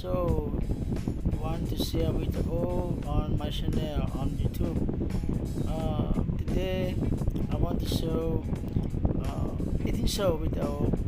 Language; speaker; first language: English; non-native, learner; Khmer